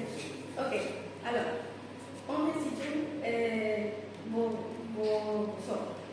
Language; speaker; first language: French; non-native, fluent; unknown